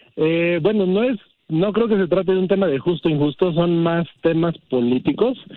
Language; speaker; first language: Spanish; early bilingual, heritage; Spanish